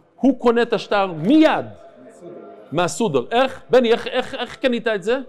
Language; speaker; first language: Hebrew; non-native, fluent; English